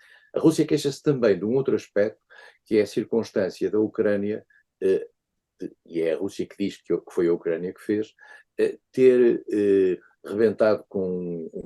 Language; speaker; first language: Portuguese; native; Portuguese